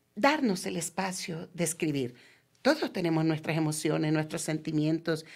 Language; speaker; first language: Spanish; native; Spanish